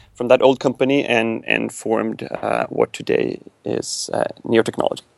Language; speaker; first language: English; non-native, fluent; Swedish